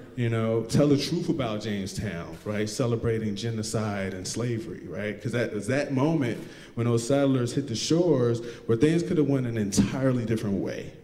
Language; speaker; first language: English; native; English